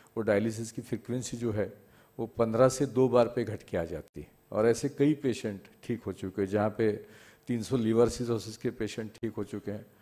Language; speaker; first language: Hindi; non-native, local second language; Marathi